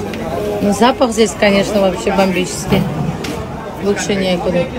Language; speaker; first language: Russian; non-native, local second language; Uzbek